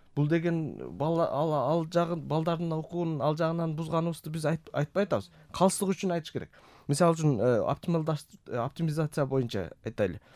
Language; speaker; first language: Kyrgyz; native; Kyrgyz